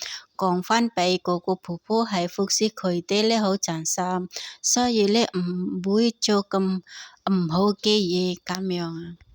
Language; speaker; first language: Cantonese; non-native, learner; Indonesian